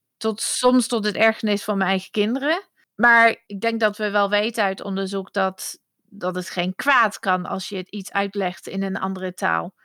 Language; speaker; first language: Dutch; non-native, fluent; English